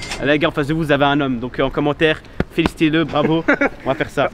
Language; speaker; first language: French; native; French